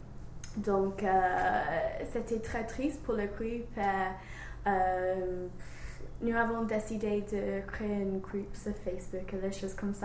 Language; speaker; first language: French; non-native, learner; English